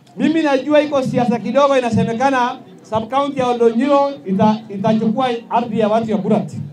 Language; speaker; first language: Swahili; non-native, local second language; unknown